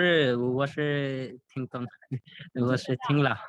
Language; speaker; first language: Chinese; non-native, learner; Nepali